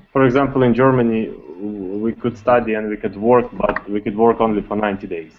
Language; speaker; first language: English; non-native, fluent; Russian